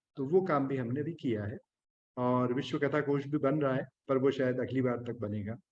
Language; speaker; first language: Hindi; native; Hindi